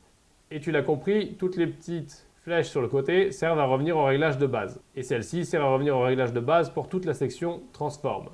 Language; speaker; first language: French; native; French